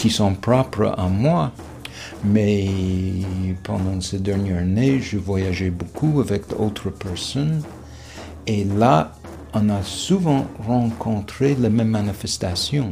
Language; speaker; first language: French; non-native, fluent; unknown